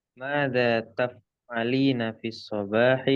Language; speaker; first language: Arabic; non-native, learner; Indonesian